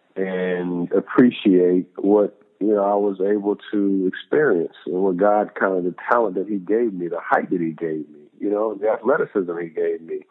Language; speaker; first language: English; native; English